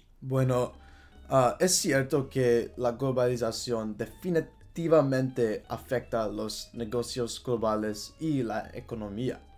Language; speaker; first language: Spanish; non-native, learner; English